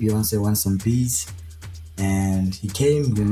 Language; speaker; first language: English; non-native, local second language; Zulu